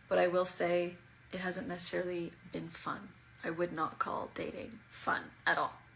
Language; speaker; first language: English; native; English